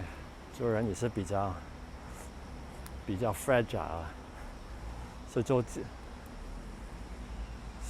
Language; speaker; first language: Chinese; non-native, local second language; Cantonese